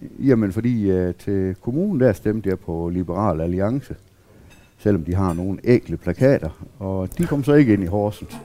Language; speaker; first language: Danish; native; Danish